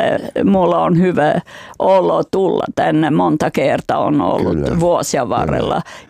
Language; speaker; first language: Finnish; non-native, fluent; Albanian